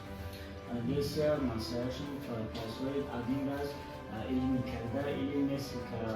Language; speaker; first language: Russian; non-native, local second language; Tajik